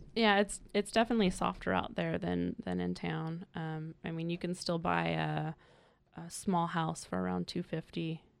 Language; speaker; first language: English; native; English